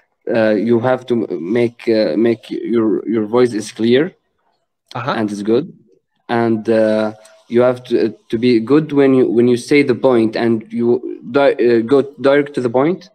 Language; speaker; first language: English; non-native, learner; Arabic